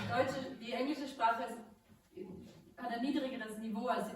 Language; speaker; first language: German; native; German